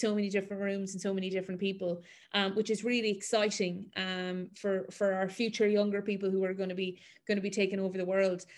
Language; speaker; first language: English; native; English